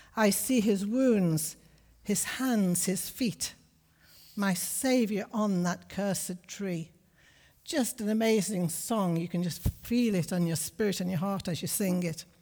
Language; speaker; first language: English; native; English